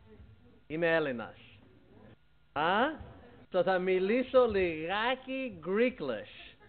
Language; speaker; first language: Greek; early bilingual, heritage; Greek